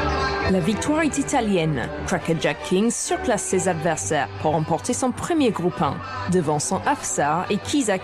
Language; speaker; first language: French; native; French